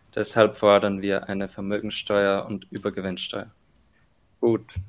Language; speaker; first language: German; native; German